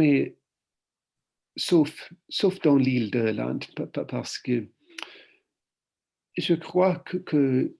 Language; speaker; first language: French; non-native, fluent; Swedish